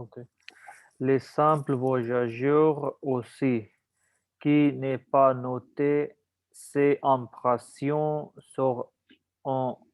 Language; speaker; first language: French; non-native, learner; Hindi